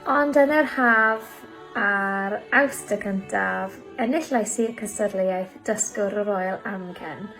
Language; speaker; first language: Welsh; non-native, local second language; English